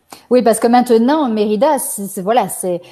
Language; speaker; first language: French; native; French